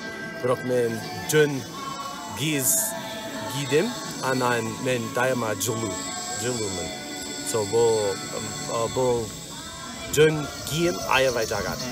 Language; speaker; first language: Kyrgyz; non-native, learner; English